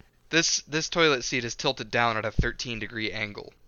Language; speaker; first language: English; native; English